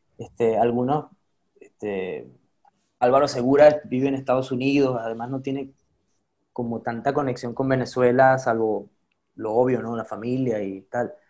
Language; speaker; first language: Spanish; native; Spanish